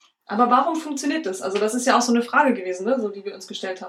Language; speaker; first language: German; native; German